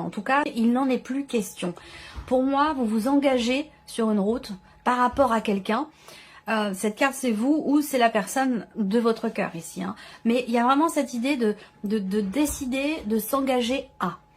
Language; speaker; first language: French; native; French